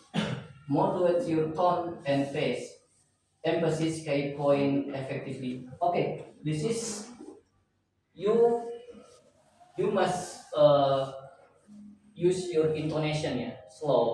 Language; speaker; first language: English; non-native, learner; Indonesian